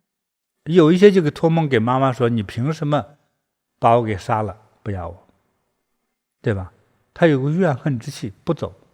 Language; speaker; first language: Chinese; native; Chinese